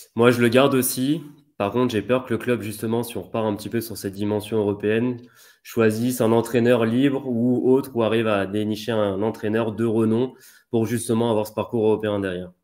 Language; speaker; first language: French; native; French